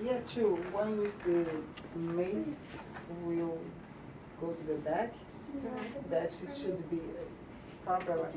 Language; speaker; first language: English; non-native, learner; Portuguese